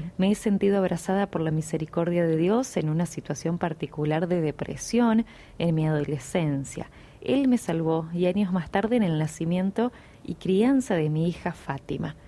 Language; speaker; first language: Spanish; native; Spanish